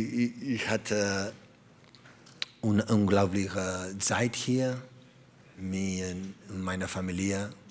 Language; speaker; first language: German; non-native, learner; Catalan